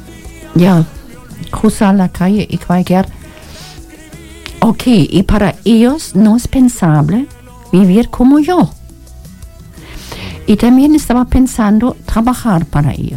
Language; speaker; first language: Spanish; non-native, learner; German